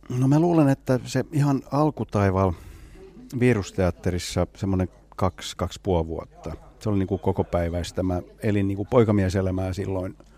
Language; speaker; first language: Finnish; native; Finnish